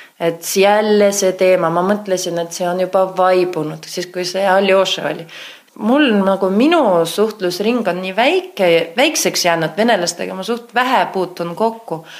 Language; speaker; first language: Estonian; non-native, local second language; Russian